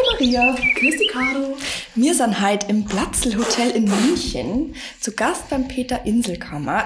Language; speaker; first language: German; native; German